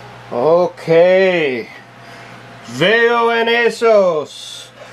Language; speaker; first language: Spanish; non-native, learner; English